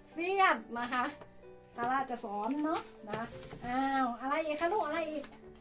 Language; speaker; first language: Thai; native; Thai